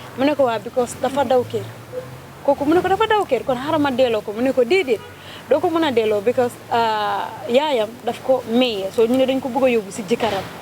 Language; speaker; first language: Wolof; non-native, local second language; Jola-Fonyi